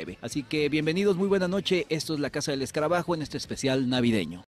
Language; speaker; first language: Spanish; native; Spanish